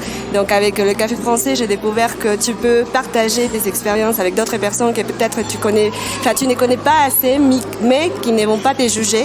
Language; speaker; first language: French; non-native, fluent; Spanish